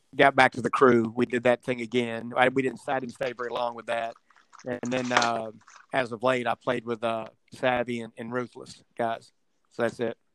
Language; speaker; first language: English; native; English